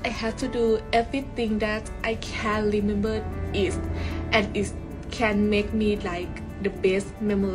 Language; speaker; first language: English; non-native, learner; Thai